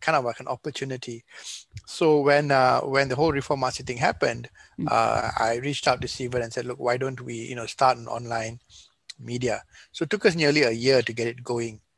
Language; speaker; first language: English; non-native, local second language; Tamil